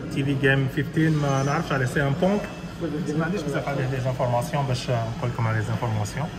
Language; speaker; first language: French; non-native, local second language; Arabic